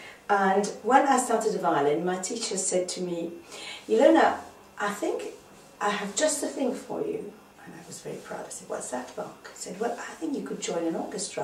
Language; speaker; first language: English; non-native, fluent; Hungarian